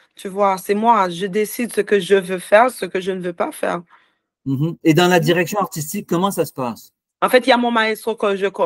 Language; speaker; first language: French; native; French